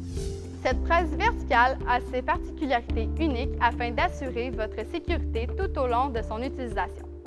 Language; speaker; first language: French; native; French